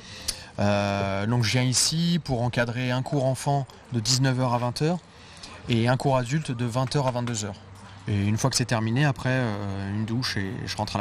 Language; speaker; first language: French; native; French